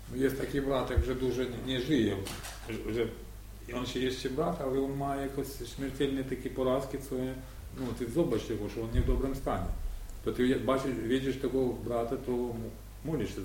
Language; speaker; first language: Polish; non-native, learner; Ukrainian